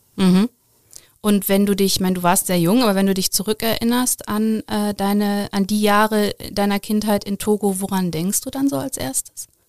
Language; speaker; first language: German; native; German